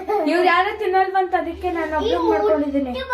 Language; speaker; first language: Kannada; native; Kannada